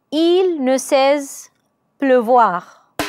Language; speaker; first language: French; non-native, learner; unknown